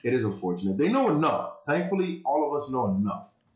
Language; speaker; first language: English; early bilingual, other home language; Spanish